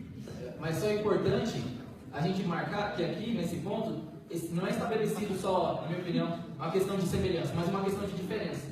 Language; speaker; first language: Portuguese; native; Portuguese